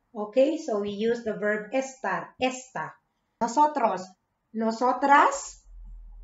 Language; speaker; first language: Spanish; non-native, fluent; Filipino